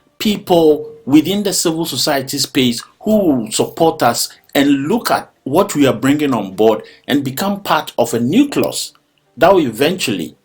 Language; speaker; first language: English; non-native, local second language; Akan